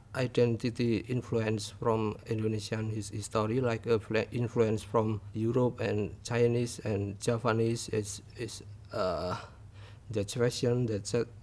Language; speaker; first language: English; non-native, learner; Indonesian